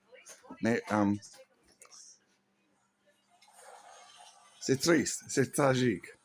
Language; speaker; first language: French; non-native, learner; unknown